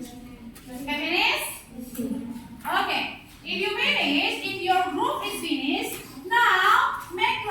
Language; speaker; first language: English; non-native, learner; Indonesian